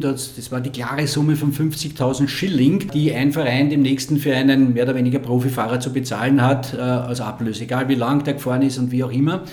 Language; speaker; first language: German; native; German